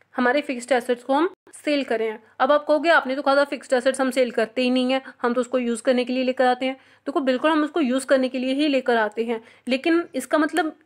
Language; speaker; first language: Hindi; non-native, local second language; Punjabi